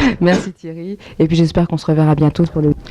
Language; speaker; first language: French; native; French